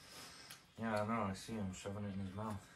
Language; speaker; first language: English; native; English